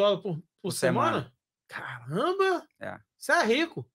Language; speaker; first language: Portuguese; native; Portuguese